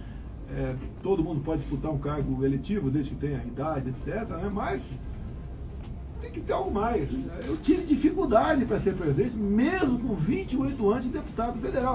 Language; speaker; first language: Portuguese; native; Portuguese